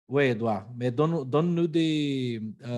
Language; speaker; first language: French; non-native, fluent; Portuguese